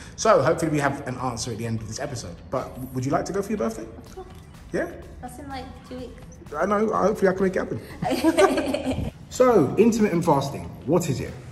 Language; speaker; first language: English; native; English